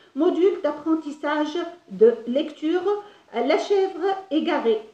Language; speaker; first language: French; non-native, local second language; Arabic